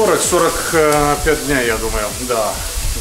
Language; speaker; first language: Russian; non-native, learner; Bulgarian